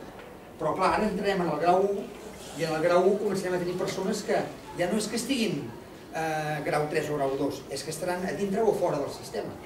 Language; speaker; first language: Catalan; native; Catalan